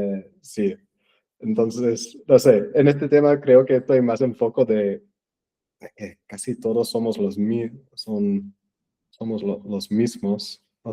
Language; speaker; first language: Spanish; non-native, fluent; English